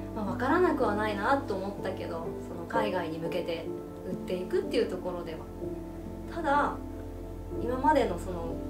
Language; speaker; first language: Japanese; native; Japanese